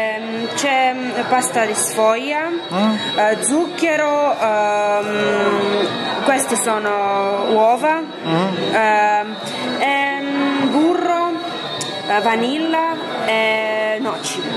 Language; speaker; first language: Italian; non-native, learner; Armenian